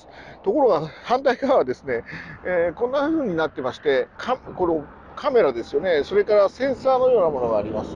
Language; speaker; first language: Japanese; native; Japanese